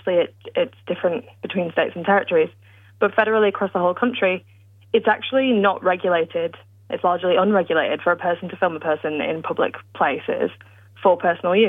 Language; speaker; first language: English; native; English